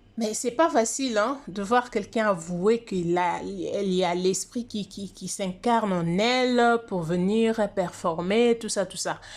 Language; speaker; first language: French; non-native, local second language; Lingala